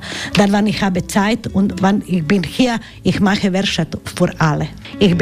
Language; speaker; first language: German; non-native, learner; Croatian